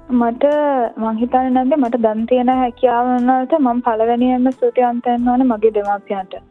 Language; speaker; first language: Sinhala; native; Sinhala